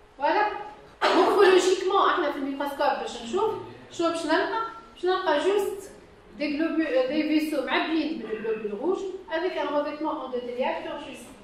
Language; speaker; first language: French; non-native, local second language; Arabic